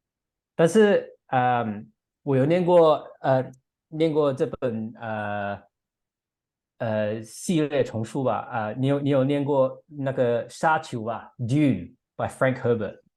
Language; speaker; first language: Chinese; non-native, fluent; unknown